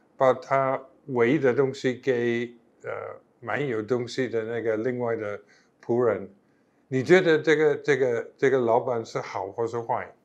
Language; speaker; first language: Chinese; non-native, fluent; English